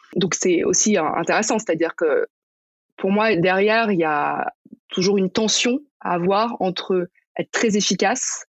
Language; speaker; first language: French; native; French